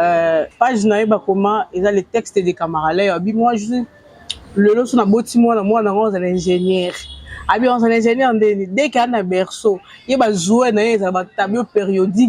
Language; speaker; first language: French; non-native, local second language; Lingala